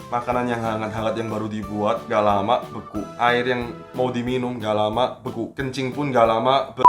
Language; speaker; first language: Indonesian; early bilingual, other home language; Korean